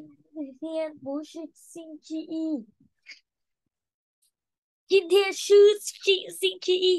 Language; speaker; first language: Chinese; non-native, learner; Vietnamese